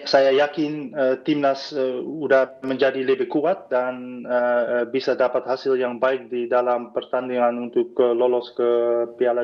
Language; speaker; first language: Indonesian; non-native, fluent; Dutch